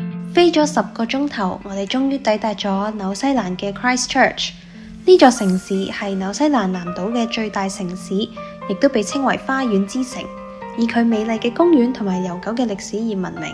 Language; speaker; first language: Chinese; native; Chinese